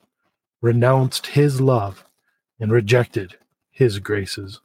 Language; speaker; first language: English; native; English